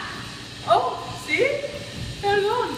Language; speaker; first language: Spanish; non-native, learner; English